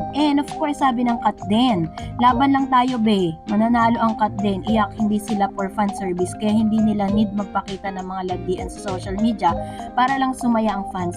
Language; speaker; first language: Filipino; native; Filipino